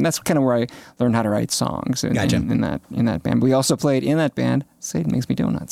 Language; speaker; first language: English; native; English